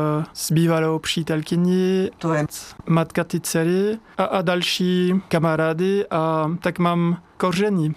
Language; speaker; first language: Czech; non-native, learner; French